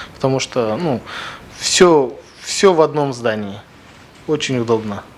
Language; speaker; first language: Russian; non-native, local second language; Kyrgyz